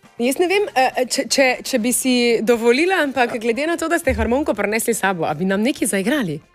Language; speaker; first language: Slovenian; native; Slovenian